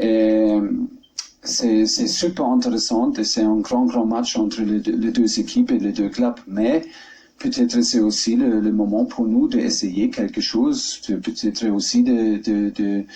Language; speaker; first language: French; non-native, learner; German